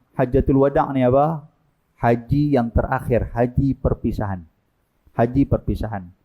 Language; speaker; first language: Malay; native; Malay